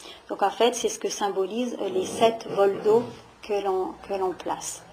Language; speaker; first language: French; native; French